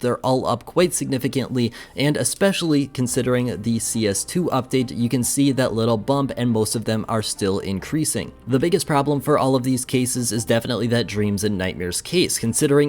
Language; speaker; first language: English; native; English